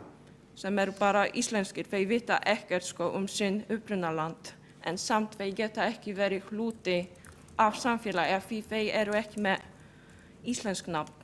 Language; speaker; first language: Icelandic; non-native, fluent; Polish